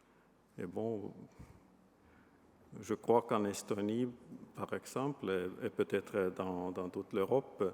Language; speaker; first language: French; non-native, fluent; Estonian